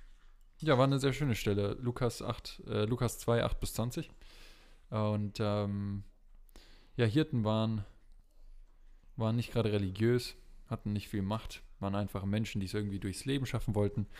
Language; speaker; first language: German; native; German